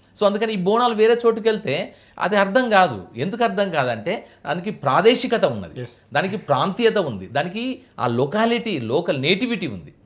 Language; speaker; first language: Telugu; native; Telugu